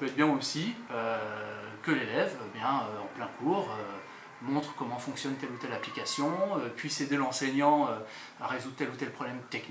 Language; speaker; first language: French; native; French